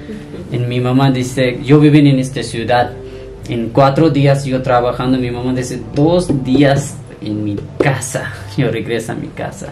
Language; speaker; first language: Spanish; non-native, learner; Punjabi